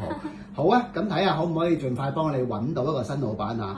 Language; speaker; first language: Cantonese; native; Cantonese